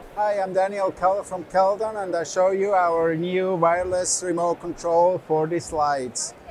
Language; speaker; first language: English; non-native, learner; German